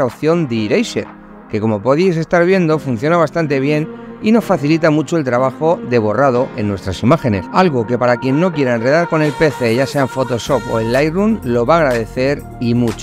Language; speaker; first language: Spanish; native; Spanish